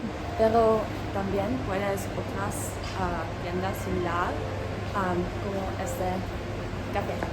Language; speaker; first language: Spanish; non-native, learner; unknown